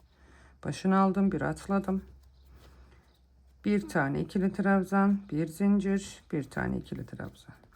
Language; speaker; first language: Turkish; native; Turkish